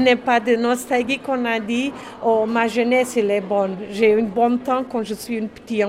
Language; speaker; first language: French; non-native, learner; German